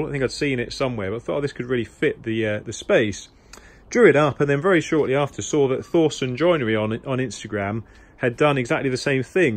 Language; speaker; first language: English; native; English